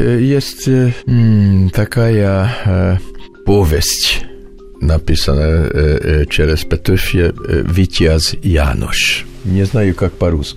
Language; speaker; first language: Russian; non-native, learner; Hungarian